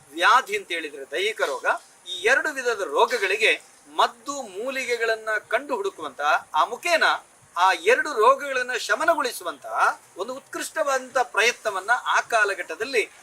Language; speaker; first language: Kannada; non-native, local second language; Tulu